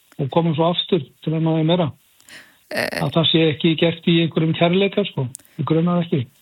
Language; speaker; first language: Icelandic; native; Icelandic